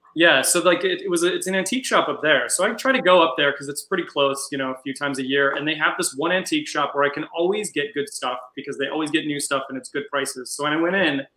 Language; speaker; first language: English; native; English